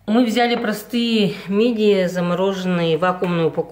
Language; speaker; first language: Russian; native; Russian